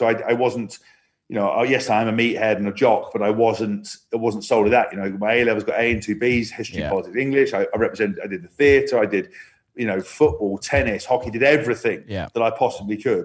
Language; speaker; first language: English; native; English